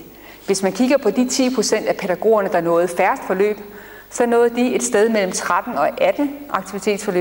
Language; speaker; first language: Danish; native; Danish